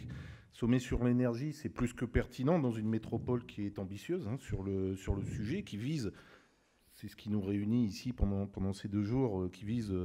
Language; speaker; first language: French; native; French